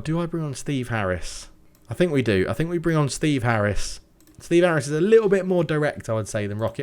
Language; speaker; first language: English; native; English